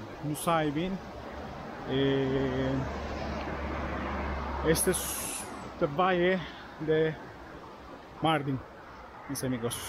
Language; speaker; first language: Spanish; non-native, learner; Turkish